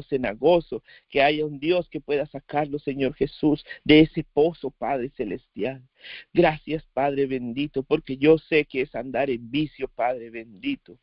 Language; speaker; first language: Spanish; native; Spanish